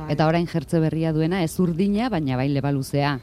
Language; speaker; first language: Basque; native; Basque